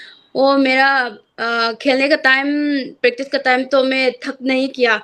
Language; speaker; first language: Hindi; non-native, local second language; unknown